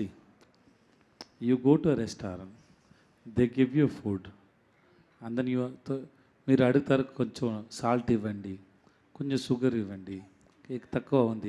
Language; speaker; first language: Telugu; non-native, learner; Tamil